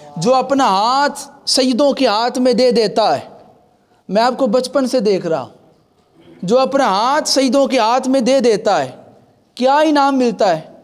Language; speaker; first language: Urdu; non-native, local second language; Punjabi